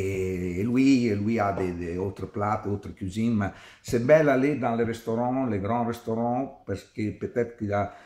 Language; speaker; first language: French; non-native, learner; Italian